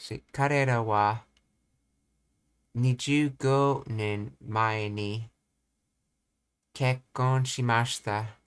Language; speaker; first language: Japanese; non-native, learner; English